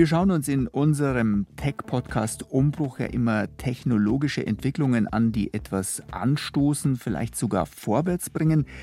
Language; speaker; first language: German; native; German